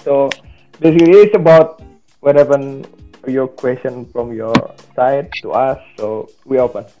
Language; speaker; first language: English; non-native, learner; Indonesian